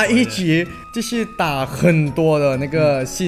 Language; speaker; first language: Chinese; non-native, learner; Thai